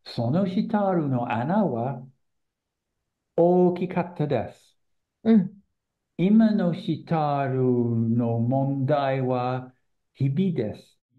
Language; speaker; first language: Japanese; non-native, learner; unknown